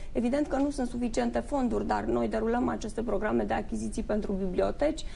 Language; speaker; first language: Romanian; native; Romanian